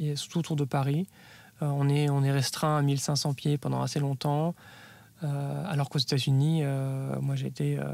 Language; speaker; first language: French; native; French